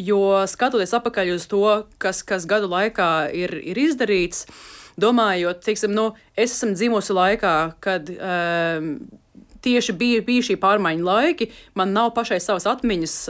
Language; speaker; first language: Latvian; early bilingual, heritage; Latvian